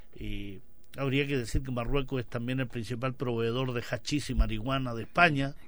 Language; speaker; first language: Spanish; native; Spanish